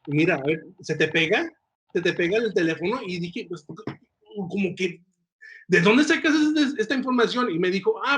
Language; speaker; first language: Spanish; early bilingual, heritage; Spanish